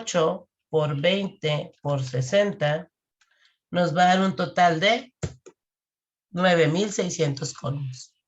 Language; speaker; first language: Spanish; native; Spanish